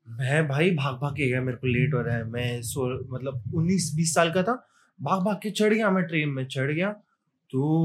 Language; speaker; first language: Hindi; non-native, local second language; Marathi